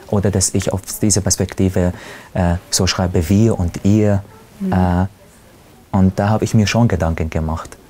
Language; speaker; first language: German; non-native, fluent; Arabic